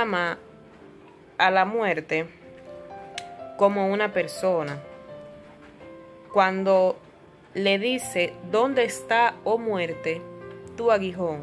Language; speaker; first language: Spanish; native; Spanish